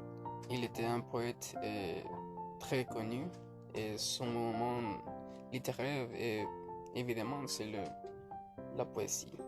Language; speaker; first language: French; non-native, learner; Spanish